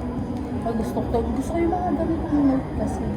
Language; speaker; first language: Filipino; native; Filipino